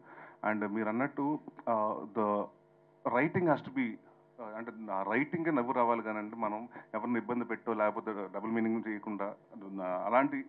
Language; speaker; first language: Telugu; native; Telugu